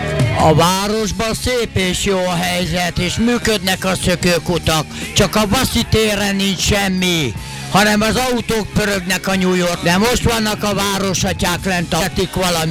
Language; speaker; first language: Hungarian; native; Hungarian